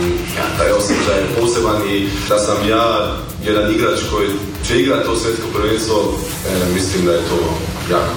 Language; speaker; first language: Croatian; early bilingual, heritage; Croatian